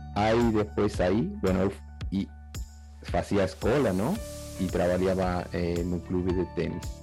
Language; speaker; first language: Portuguese; non-native, learner; Spanish